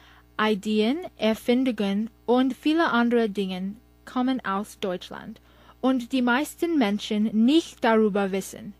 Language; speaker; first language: German; non-native, learner; English